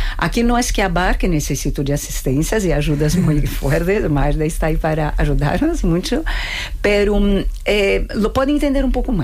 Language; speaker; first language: Spanish; non-native, fluent; Portuguese